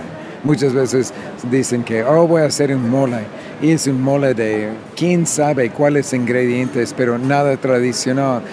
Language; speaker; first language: Spanish; non-native, fluent; English